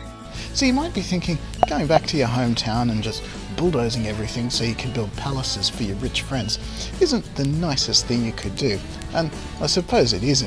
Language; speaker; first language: English; native; English